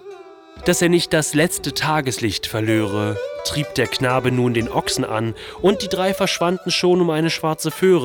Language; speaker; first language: German; native; German